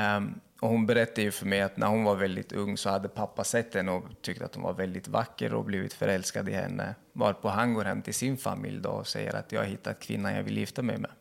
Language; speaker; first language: Swedish; early bilingual, other home language; Kurdish